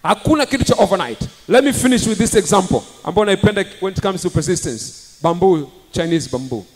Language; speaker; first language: English; non-native, local second language; Swahili